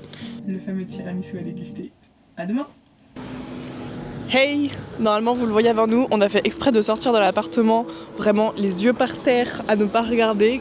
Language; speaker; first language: French; native; French